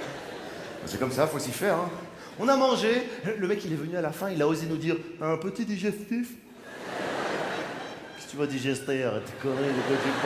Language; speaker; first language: French; native; French